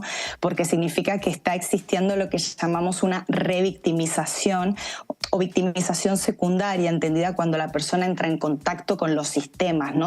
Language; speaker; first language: Spanish; native; Spanish